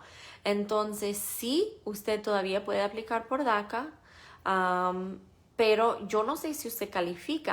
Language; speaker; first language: Spanish; non-native, fluent; English